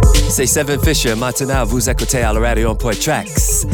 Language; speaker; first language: French; non-native, learner; English